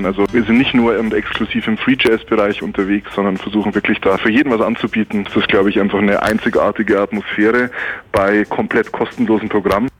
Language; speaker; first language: German; native; German